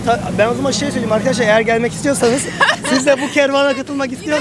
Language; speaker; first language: Turkish; native; Turkish